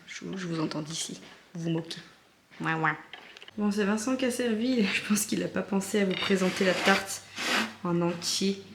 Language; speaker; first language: French; native; French